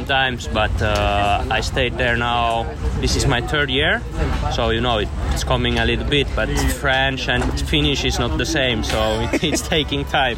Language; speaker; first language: English; non-native, fluent; Finnish